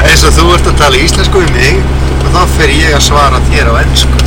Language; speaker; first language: Icelandic; native; Icelandic